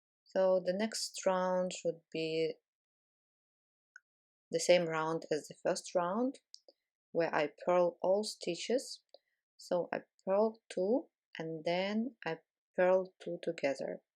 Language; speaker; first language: English; non-native, fluent; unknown